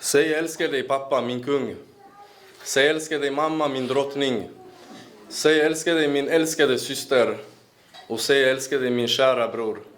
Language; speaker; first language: Swedish; early bilingual, other home language; Central Kurdish